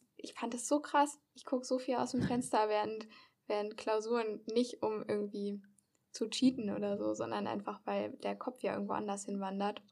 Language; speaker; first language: German; native; German